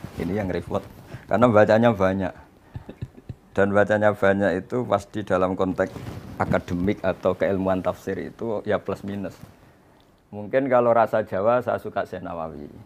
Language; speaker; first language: Indonesian; non-native, local second language; Javanese